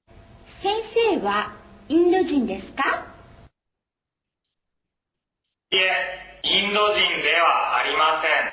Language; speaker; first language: Japanese; non-native, learner; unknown